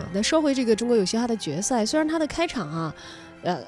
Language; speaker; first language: Chinese; native; Chinese